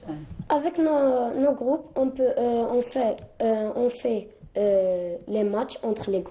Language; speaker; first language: French; non-native, learner; Arabic